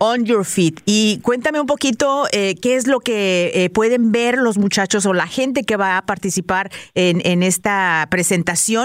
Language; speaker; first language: Spanish; native; Spanish